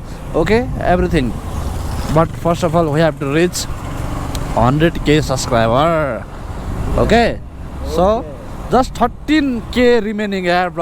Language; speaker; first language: English; non-native, learner; Nepali